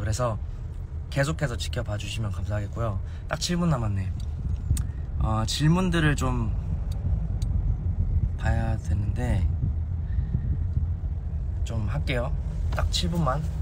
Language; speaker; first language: Korean; early bilingual, heritage; Korean